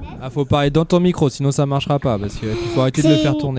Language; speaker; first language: French; native; French